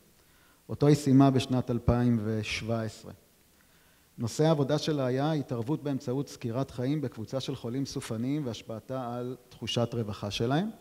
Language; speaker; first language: Hebrew; native; Hebrew